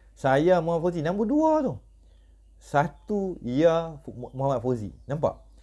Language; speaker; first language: Malay; native; Malay